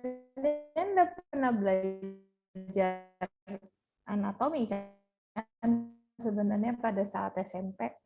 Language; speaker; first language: Indonesian; native; Indonesian